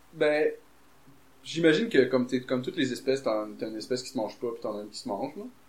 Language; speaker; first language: French; native; French